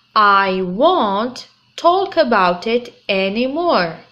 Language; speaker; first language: English; non-native, fluent; Arabic